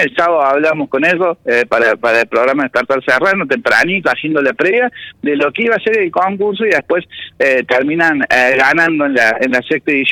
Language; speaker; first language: Spanish; native; Spanish